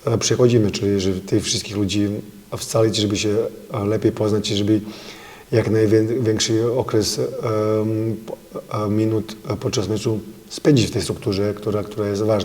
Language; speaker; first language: Polish; non-native, fluent; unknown